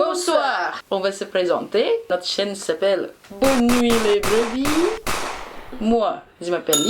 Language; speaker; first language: French; non-native, learner; Indonesian